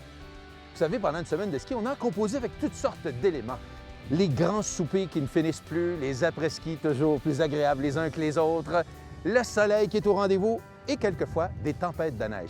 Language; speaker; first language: French; native; French